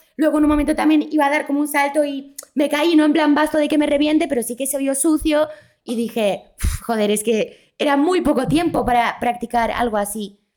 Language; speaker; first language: Spanish; early bilingual, other home language; Polish